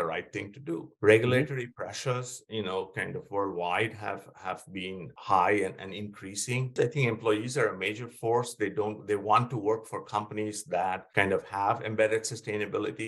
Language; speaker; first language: English; non-native, local second language; Bangla